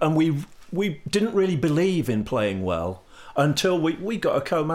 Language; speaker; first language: English; native; English